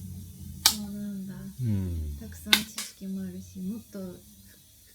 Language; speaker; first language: Japanese; native; Japanese